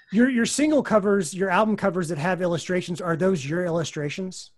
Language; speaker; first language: English; native; English